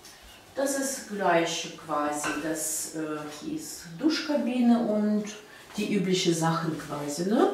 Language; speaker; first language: German; non-native, fluent; Russian